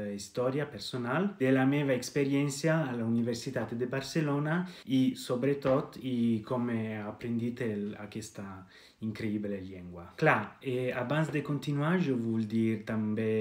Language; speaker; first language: Catalan; non-native, learner; Italian